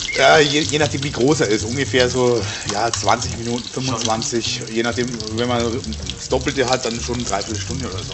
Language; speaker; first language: German; native; German